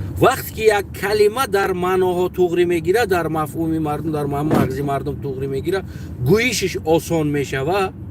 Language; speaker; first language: Tajik; native; Tajik